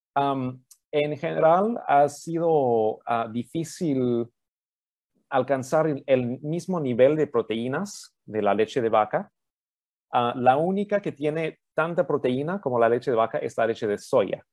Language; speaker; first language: Spanish; early bilingual, heritage; Spanish